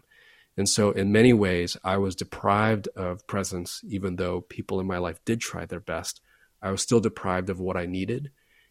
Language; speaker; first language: English; native; English